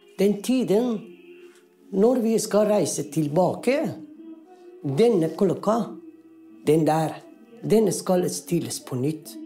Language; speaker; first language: Norwegian; non-native, fluent; Persian